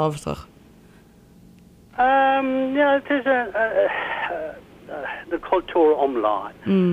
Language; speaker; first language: Irish; non-native, learner; English